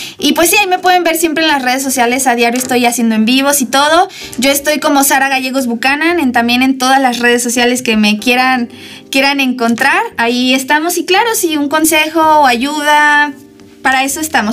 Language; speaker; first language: Spanish; native; Spanish